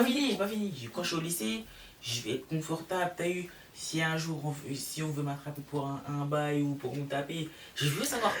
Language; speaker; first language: French; native; French